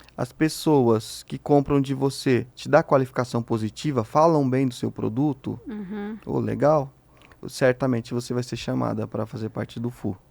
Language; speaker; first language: Portuguese; native; Portuguese